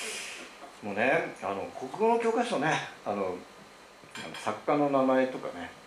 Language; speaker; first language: Japanese; native; Japanese